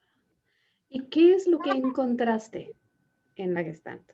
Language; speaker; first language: Spanish; native; Spanish